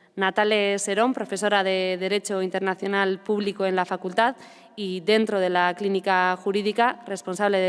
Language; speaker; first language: Spanish; native; Spanish